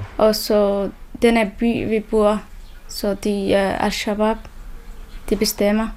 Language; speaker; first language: Danish; non-native, learner; Somali